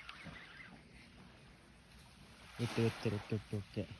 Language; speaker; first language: Japanese; native; Japanese